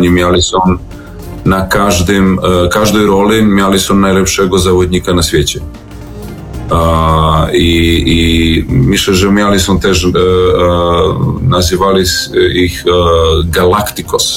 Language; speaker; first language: Polish; non-native, learner; Serbian